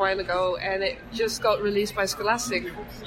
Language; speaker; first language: English; non-native, fluent; Dutch